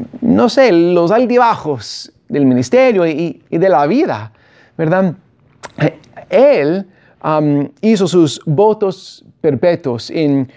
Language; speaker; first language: Spanish; non-native, fluent; English